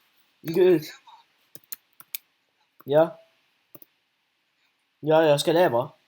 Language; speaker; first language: Swedish; early bilingual, other home language; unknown